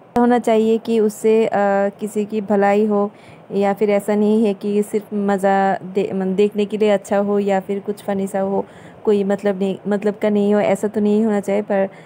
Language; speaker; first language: Hindi; non-native, local second language; Bangla